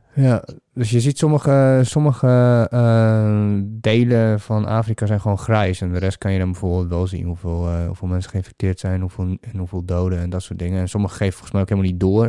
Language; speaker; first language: Dutch; native; Dutch